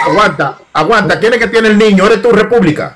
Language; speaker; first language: Spanish; native; Spanish